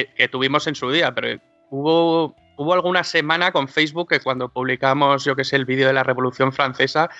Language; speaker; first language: Spanish; native; Spanish